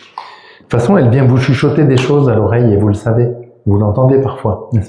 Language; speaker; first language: French; native; French